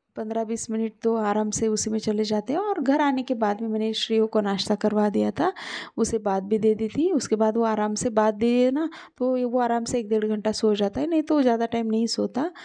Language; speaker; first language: Hindi; non-native, local second language; Marathi